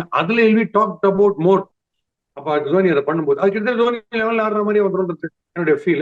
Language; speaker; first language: Tamil; native; Tamil